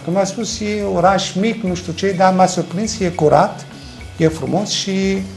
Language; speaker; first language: Romanian; non-native, fluent; Arabic